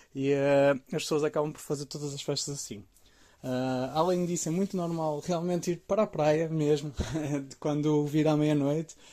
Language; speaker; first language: Portuguese; native; Portuguese